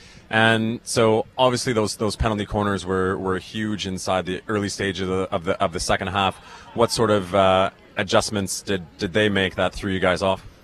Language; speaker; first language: English; native; English